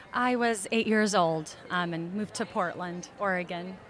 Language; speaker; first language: English; early bilingual, other home language; Russian